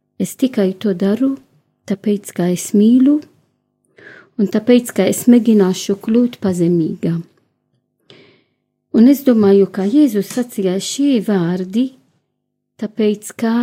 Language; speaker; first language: Latvian; non-native, learner; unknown